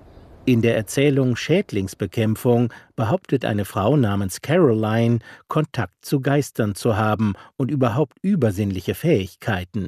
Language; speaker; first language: German; native; German